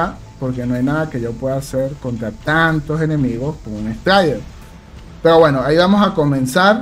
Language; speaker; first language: Spanish; native; Spanish